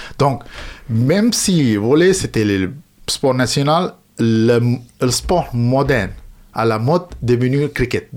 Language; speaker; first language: French; non-native, fluent; Sinhala